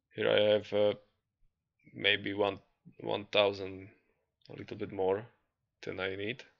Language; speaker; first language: English; non-native, learner; Slovak